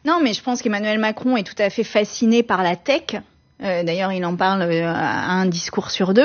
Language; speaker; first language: French; native; French